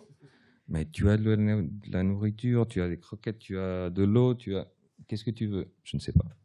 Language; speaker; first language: French; early bilingual, other home language; Portuguese